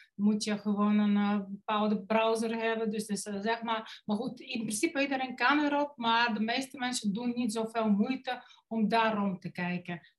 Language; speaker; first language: Dutch; non-native, fluent; Bulgarian